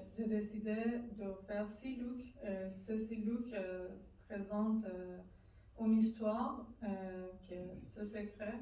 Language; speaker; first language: French; non-native, learner; Persian